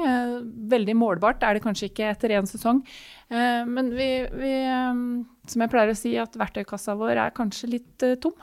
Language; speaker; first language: Norwegian; native; Norwegian